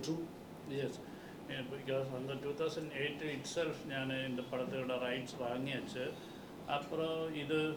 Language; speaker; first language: Tamil; non-native, learner; Malayalam